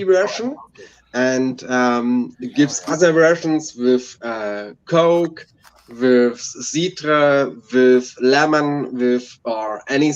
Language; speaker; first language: English; non-native, learner; German